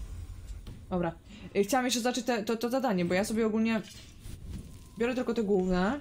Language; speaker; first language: Polish; native; Polish